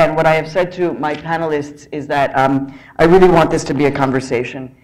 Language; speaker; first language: English; early bilingual, other home language; Spanish